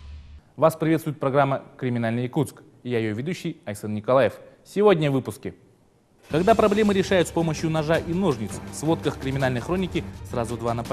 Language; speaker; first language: Russian; native; Russian